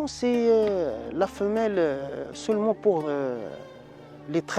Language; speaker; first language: French; non-native, learner; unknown